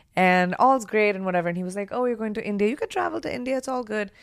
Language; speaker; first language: English; non-native, local second language; Hindi